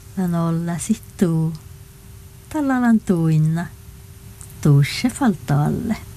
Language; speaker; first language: Finnish; non-native, local second language; Northern Sami